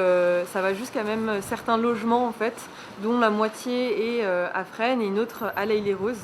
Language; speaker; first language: French; native; French